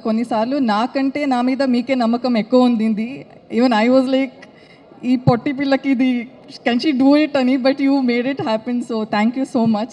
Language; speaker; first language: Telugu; non-native, fluent; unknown